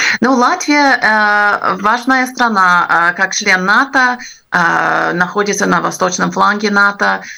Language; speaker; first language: Russian; non-native, fluent; English